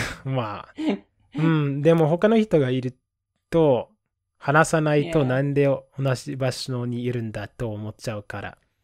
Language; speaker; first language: Japanese; non-native, fluent; English